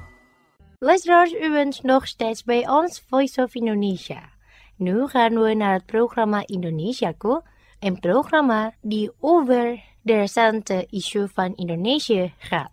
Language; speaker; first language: Dutch; non-native, fluent; Indonesian